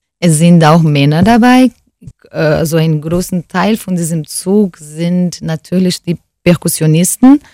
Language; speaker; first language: German; non-native, fluent; Portuguese